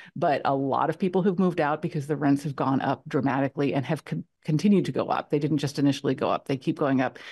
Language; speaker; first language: English; native; English